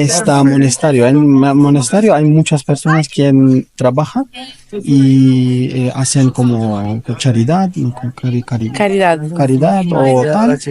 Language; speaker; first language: Spanish; non-native, learner; Turkish